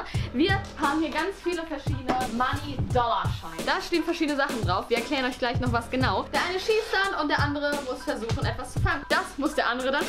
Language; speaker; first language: German; native; German